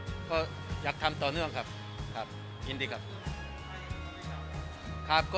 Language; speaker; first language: Thai; non-native, learner; Korean